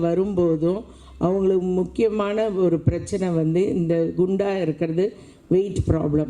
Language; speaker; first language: Tamil; native; Tamil